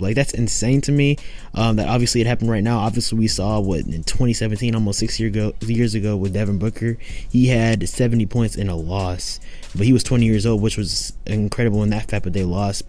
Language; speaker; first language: English; native; English